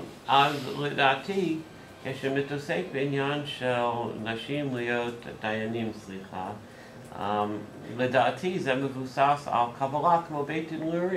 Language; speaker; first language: Hebrew; non-native, fluent; English